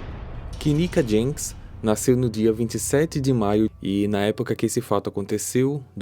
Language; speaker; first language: Portuguese; native; Portuguese